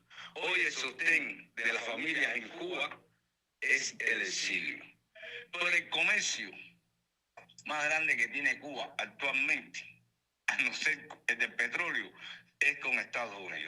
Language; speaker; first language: Spanish; native; Spanish